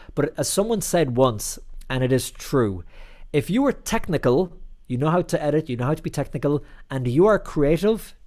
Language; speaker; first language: English; native; English